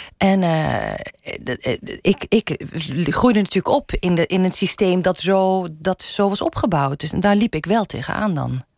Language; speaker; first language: Dutch; non-native, local second language; Limburgish